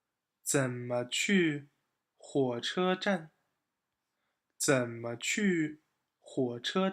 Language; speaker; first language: Chinese; non-native, fluent; English